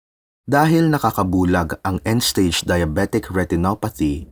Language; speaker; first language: Filipino; native; Filipino